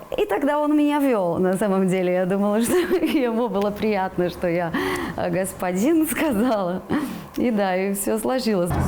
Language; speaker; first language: Russian; non-native, fluent; Portuguese